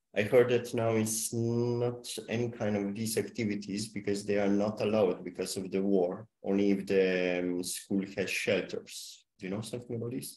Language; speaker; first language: English; non-native, fluent; Slovenian